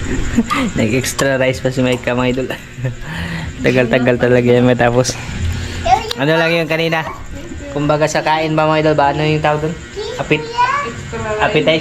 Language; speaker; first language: Filipino; non-native, local second language; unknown